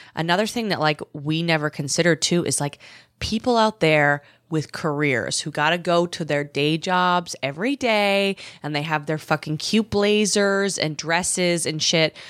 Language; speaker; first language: English; native; English